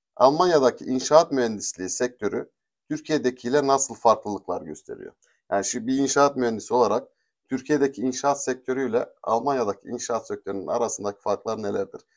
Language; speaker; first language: Turkish; native; Turkish